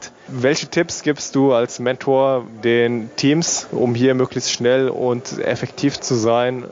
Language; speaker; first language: German; native; German